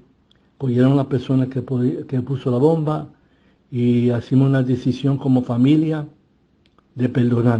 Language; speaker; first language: Spanish; early bilingual, heritage; Spanish